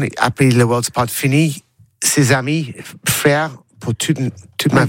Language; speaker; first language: French; non-native, learner; English